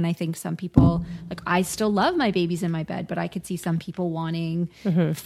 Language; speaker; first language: English; native; English